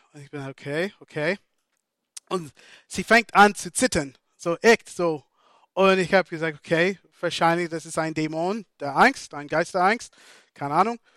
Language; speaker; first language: German; non-native, fluent; English